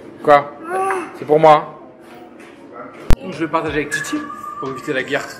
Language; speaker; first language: French; native; French